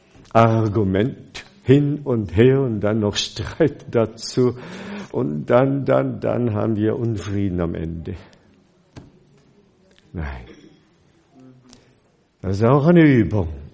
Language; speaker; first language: German; non-native, fluent; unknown